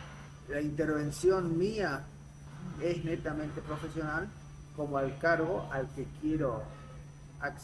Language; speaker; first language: Spanish; native; Spanish